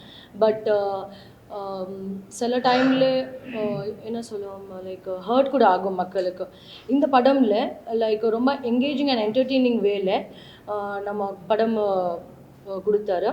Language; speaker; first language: Tamil; non-native, learner; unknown